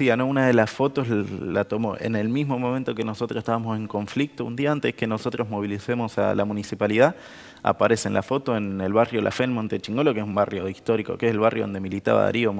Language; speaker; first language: Spanish; native; Spanish